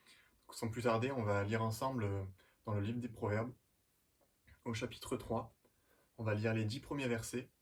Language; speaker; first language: French; native; French